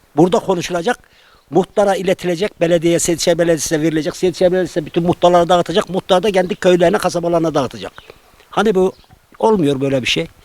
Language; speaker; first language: Turkish; native; Turkish